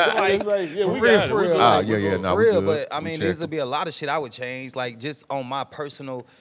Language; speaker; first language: English; native; English